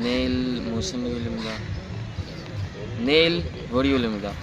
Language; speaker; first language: Korean; non-native, learner; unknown